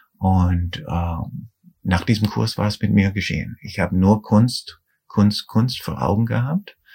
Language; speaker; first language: German; non-native, fluent; English